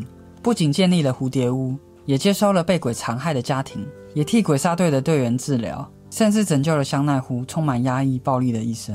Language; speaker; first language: Chinese; native; Chinese